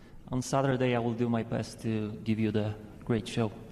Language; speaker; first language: English; non-native, fluent; Polish